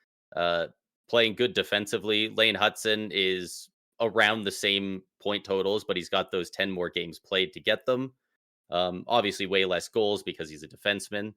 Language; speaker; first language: English; native; English